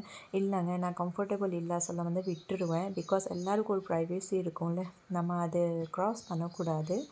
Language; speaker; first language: Tamil; non-native, fluent; Assamese